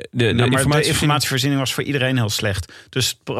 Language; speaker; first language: Dutch; native; Dutch